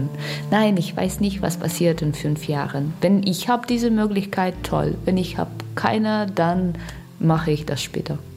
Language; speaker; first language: German; non-native, learner; Russian